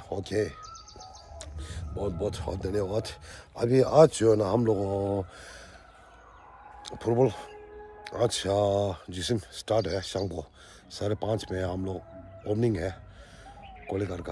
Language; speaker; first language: Hindi; non-native, local second language; Tibetan